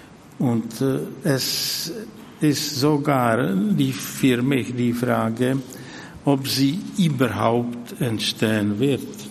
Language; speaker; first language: German; non-native, fluent; Czech